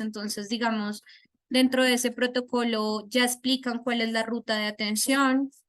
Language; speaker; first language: Spanish; native; Spanish